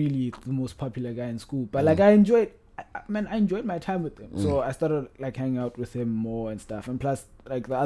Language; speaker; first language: English; non-native, local second language; Northern Sotho